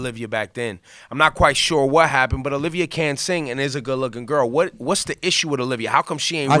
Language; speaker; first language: English; native; English